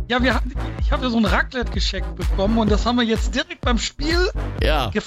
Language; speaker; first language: German; native; German